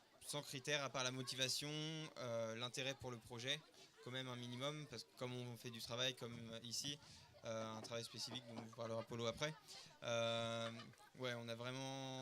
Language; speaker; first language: French; native; French